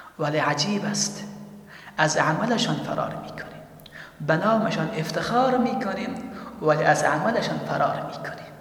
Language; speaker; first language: Persian; native; Persian